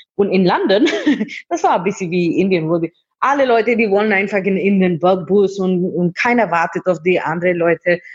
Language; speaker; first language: German; non-native, fluent; Hindi